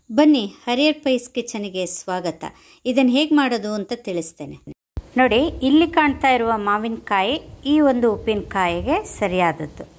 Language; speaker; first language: Kannada; non-native, local second language; Konkani